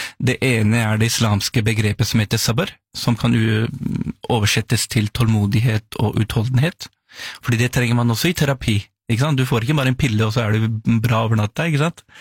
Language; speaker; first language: Norwegian; early bilingual, other home language; Urdu